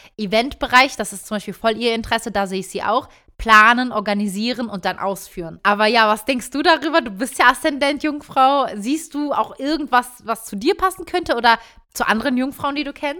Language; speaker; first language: German; early bilingual, other home language; Turkish